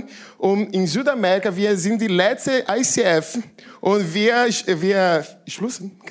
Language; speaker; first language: German; non-native, learner; Portuguese